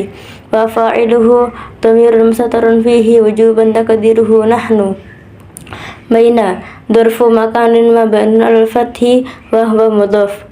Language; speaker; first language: Arabic; non-native, learner; Indonesian